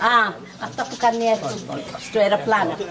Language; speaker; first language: Greek; non-native, fluent; English